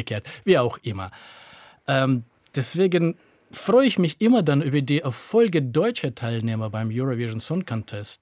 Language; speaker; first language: German; native; German